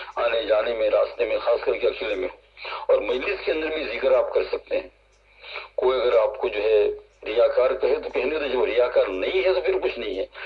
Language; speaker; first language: Urdu; non-native, local second language; Gujarati